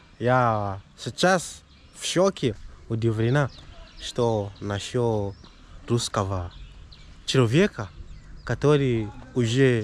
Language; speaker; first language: Russian; non-native, learner; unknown